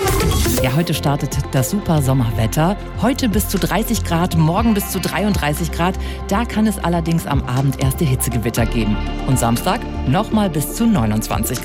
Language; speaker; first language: German; native; German